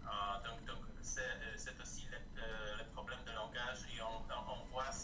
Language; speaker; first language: French; non-native, fluent; Polish